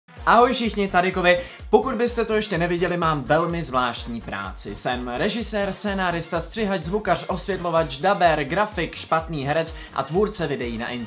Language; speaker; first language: Czech; native; Czech